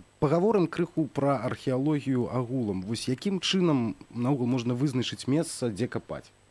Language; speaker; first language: Belarusian; native; Belarusian